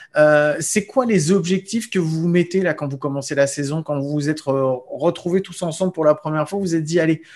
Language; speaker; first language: French; native; French